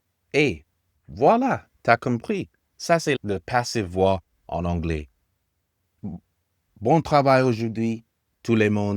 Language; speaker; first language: French; non-native, learner; English